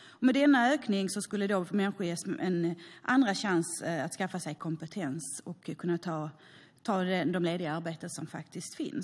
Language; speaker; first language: Swedish; native; Swedish